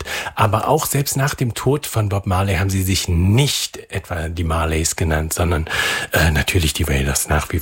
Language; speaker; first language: German; native; German